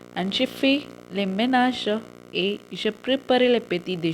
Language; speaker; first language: French; non-native, learner; Tamil